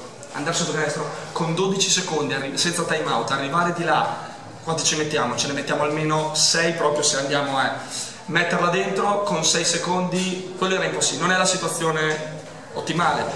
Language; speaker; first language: Italian; native; Italian